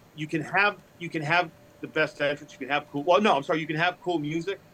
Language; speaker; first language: English; native; English